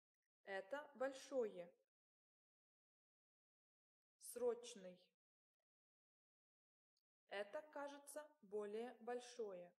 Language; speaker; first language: Russian; non-native, learner; English